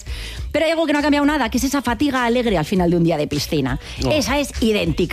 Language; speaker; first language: Spanish; native; Spanish